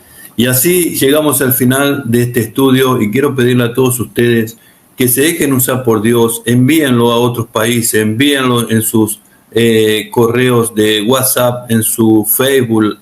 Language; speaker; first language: Spanish; non-native, fluent; Portuguese